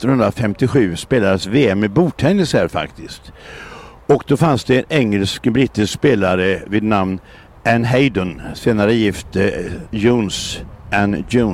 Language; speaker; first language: Swedish; native; Swedish